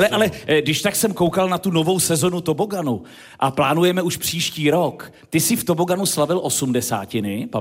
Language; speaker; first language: Czech; native; Czech